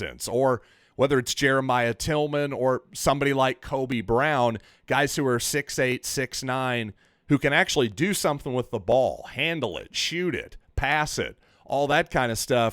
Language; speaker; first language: English; native; English